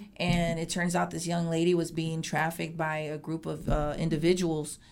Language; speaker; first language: English; native; English